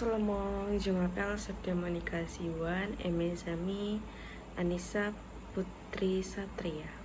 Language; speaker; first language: French; non-native, learner; Indonesian